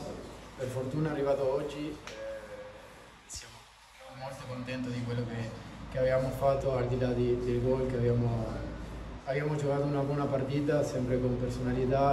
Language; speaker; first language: Italian; non-native, fluent; Spanish